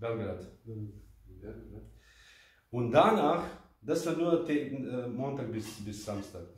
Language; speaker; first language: German; non-native, fluent; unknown